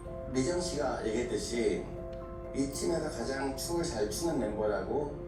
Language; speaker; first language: Korean; native; Korean